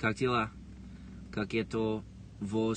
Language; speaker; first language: Russian; non-native, learner; English